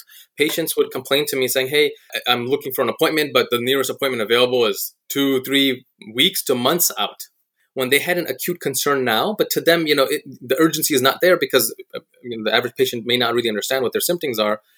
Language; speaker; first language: English; native; English